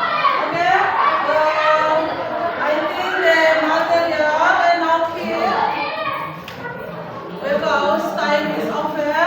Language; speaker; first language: English; non-native, learner; Indonesian